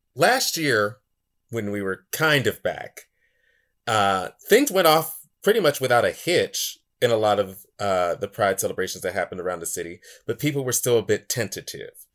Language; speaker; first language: English; native; English